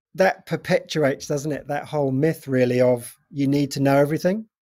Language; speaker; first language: English; native; English